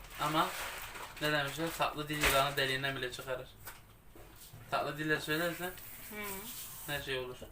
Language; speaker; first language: Turkish; native; Turkish